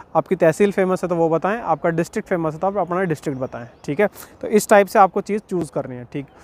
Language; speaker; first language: Hindi; native; Hindi